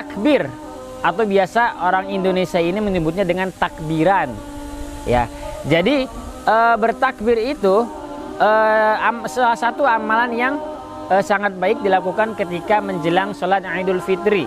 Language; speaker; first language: Indonesian; native; Indonesian